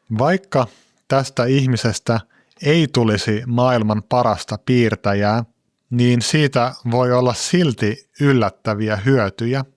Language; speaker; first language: Finnish; native; Finnish